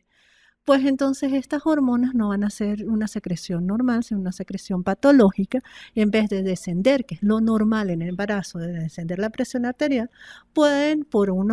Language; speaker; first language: Spanish; native; Spanish